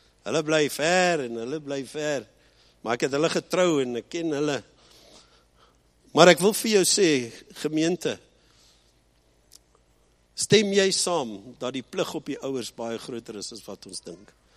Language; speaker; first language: Afrikaans; early bilingual, heritage; Afrikaans